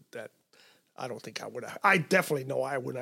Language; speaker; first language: English; non-native, fluent; Romanian